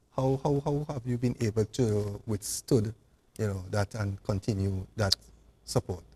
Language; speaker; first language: English; native; English